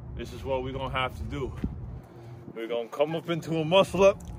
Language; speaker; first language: English; native; English